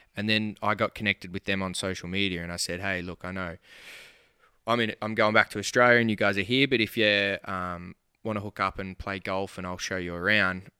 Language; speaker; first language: English; native; English